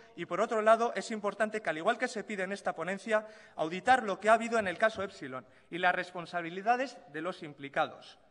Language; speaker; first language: Spanish; native; Spanish